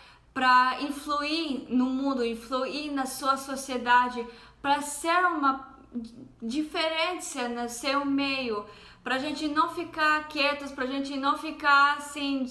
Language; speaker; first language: Portuguese; non-native, fluent; Hebrew